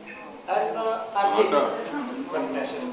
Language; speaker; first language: Hebrew; non-native, learner; Greek